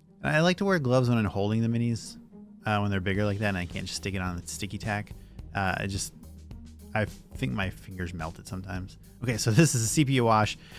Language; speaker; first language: English; native; English